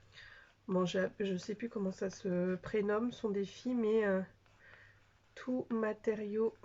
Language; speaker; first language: French; native; French